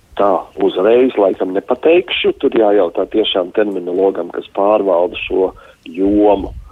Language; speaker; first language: Latvian; native; Latvian